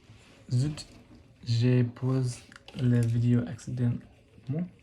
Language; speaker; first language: French; non-native, learner; English